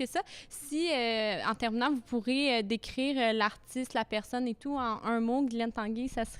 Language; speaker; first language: French; native; French